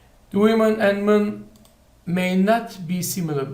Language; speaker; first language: English; non-native, fluent; Turkish